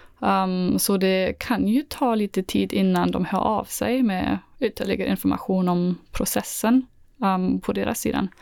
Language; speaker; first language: Swedish; non-native, fluent; German